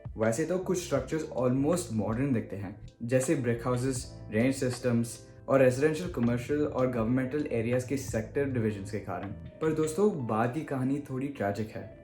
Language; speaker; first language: Hindi; early bilingual, heritage; Hindi